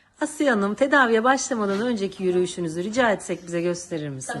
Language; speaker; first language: Turkish; native; Turkish